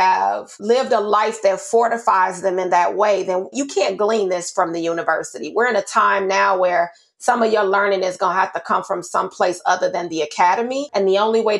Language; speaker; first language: English; native; English